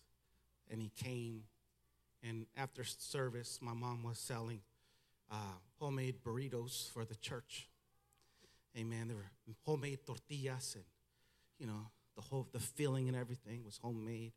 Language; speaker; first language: English; early bilingual, other home language; Spanish